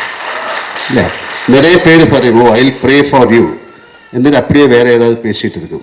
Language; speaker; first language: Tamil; non-native, local second language; Malayalam